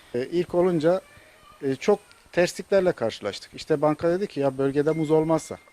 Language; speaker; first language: Turkish; native; Turkish